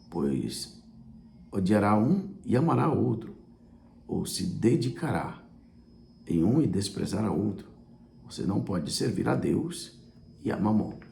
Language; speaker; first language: Portuguese; native; Portuguese